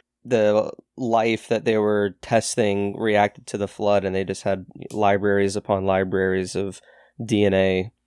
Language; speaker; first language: English; native; English